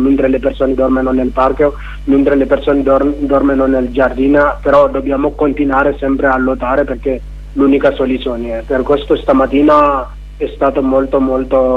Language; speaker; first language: Italian; non-native, learner; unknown